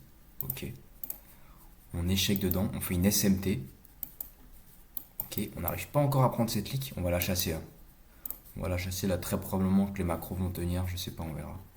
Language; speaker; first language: French; native; French